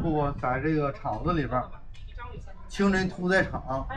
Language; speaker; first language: Chinese; native; Chinese